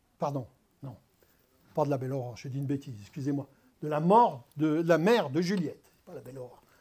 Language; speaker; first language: French; native; French